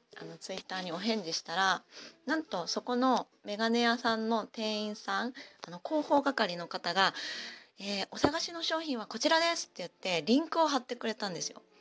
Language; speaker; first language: Japanese; native; Japanese